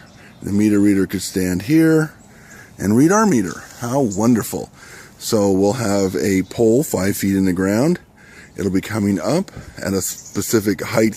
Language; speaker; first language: English; native; English